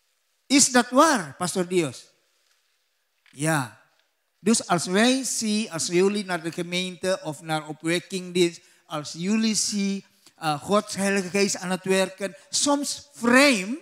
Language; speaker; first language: Dutch; non-native, learner; Indonesian